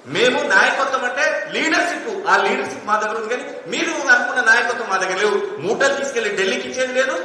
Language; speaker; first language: Telugu; non-native, local second language; Lambadi